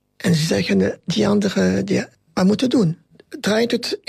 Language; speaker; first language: Dutch; non-native, local second language; French